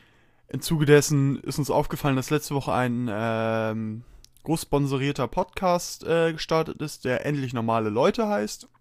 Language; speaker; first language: German; native; German